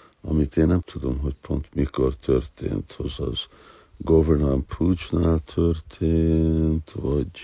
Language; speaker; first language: Hungarian; early bilingual, heritage; Hungarian